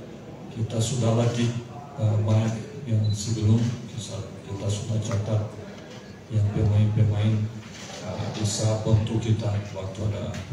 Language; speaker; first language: Indonesian; non-native, learner; Portuguese